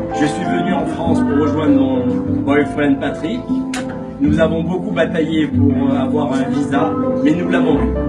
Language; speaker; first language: French; non-native, learner; Thai